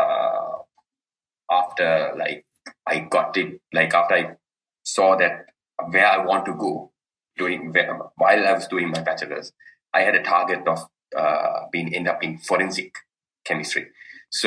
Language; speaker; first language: English; non-native, local second language; Sinhala